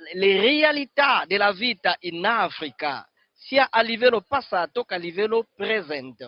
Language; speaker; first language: Italian; non-native, fluent; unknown